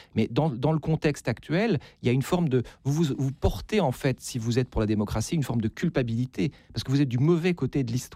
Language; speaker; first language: French; native; French